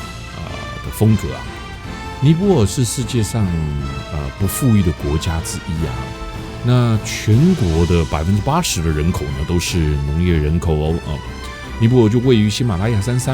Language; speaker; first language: Chinese; native; Chinese